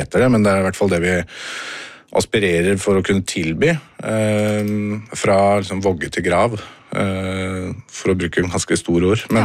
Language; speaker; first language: Norwegian; native; Norwegian